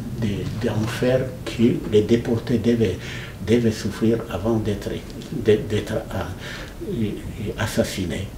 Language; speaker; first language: French; non-native, fluent; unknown